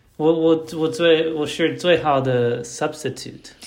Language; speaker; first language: Chinese; non-native, learner; English